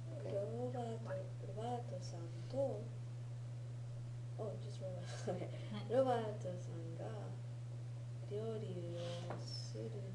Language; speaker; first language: Japanese; non-native, learner; English